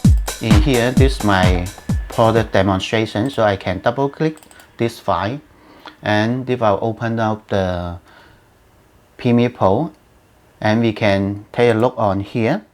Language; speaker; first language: English; non-native, learner; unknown